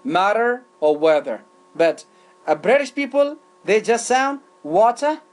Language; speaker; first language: English; non-native, fluent; Persian